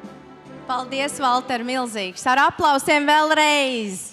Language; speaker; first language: Latvian; native; Latvian